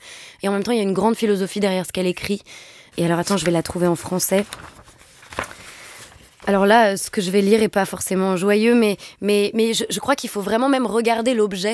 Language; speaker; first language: French; native; French